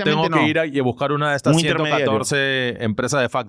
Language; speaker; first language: Spanish; native; Spanish